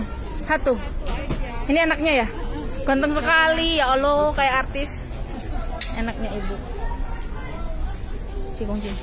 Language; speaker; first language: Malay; non-native, local second language; Javanese